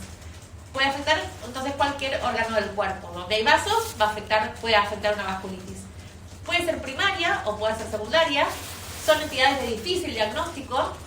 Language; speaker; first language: Spanish; native; Spanish